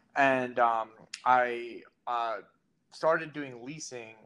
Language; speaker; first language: English; native; English